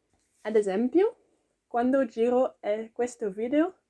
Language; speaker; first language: Italian; non-native, learner; French